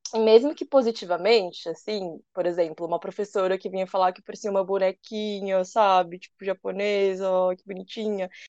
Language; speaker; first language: Portuguese; early bilingual, other home language; Korean